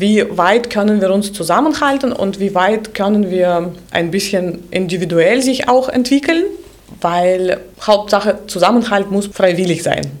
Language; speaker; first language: German; non-native, fluent; Russian